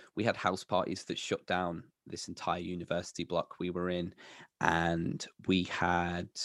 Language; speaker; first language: English; native; English